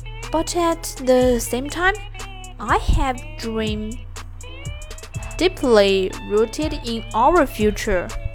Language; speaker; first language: English; non-native, fluent; Chinese